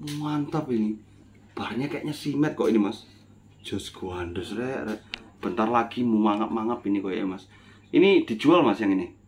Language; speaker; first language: Indonesian; native; Indonesian